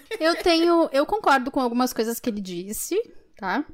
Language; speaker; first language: Portuguese; native; Portuguese